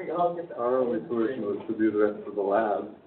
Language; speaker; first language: English; native; English